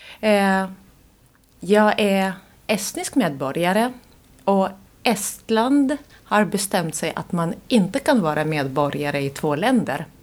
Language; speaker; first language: Swedish; non-native, fluent; Estonian